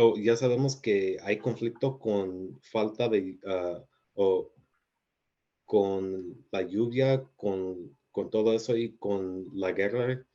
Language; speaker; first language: Spanish; early bilingual, heritage; Spanish